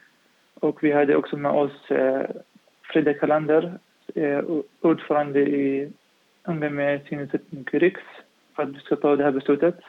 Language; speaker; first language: Swedish; non-native, fluent; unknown